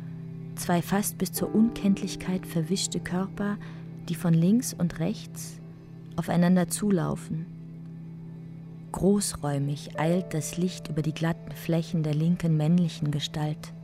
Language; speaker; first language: German; native; German